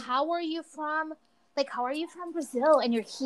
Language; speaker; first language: English; non-native, fluent; Portuguese